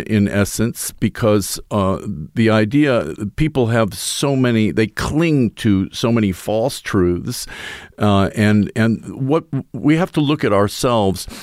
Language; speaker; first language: English; early bilingual, other home language; Russian